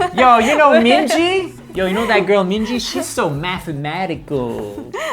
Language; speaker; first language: English; native; English